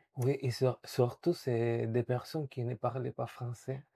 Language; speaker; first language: French; non-native, fluent; Spanish